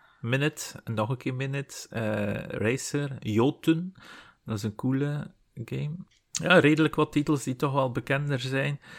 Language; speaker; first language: Dutch; native; Dutch